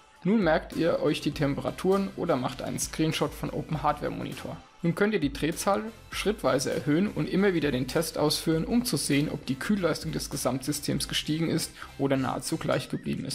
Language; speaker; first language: German; native; German